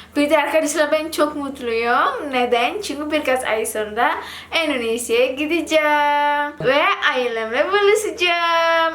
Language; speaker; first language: Turkish; non-native, learner; Indonesian